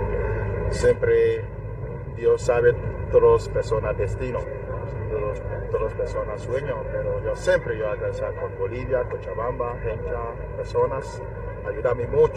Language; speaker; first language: Spanish; non-native, learner; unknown